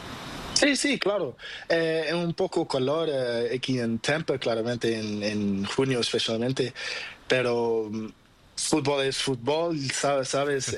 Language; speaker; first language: Spanish; non-native, learner; Portuguese